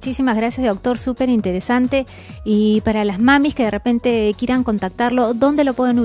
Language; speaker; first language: Spanish; native; Spanish